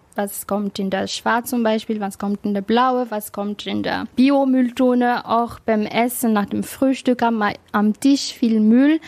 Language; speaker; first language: German; non-native, learner; Malagasy